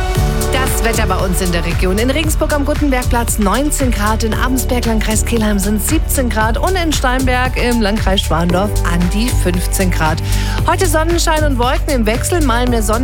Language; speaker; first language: German; native; German